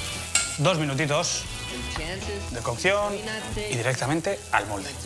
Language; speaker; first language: Spanish; native; Spanish